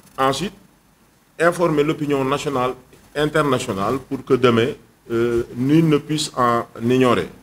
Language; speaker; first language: French; non-native, local second language; Wolof